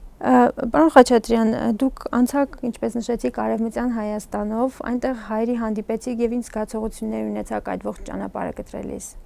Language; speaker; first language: Armenian; native; Armenian